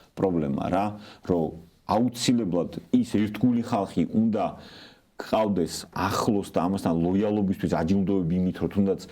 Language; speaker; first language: Georgian; non-native, local second language; Svan